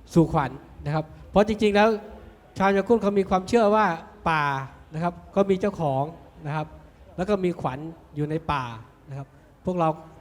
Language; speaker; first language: Thai; non-native, local second language; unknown